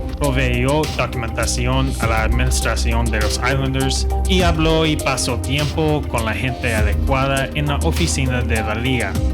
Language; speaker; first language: Spanish; non-native, fluent; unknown